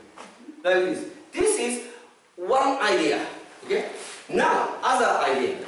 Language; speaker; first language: English; non-native, fluent; Japanese